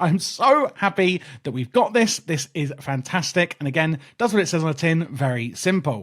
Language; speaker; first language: English; native; English